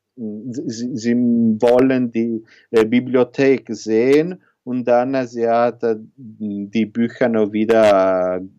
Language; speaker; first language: German; non-native, fluent; Italian